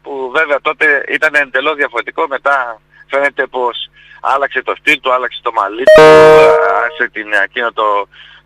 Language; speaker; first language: Greek; non-native, fluent; Spanish